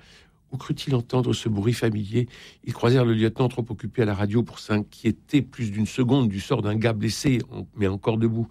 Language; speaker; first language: French; native; French